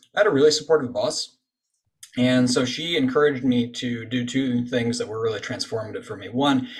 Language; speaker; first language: English; native; English